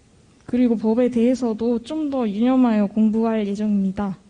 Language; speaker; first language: Korean; native; Korean